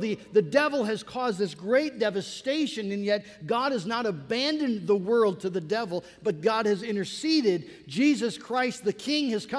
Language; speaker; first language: English; native; English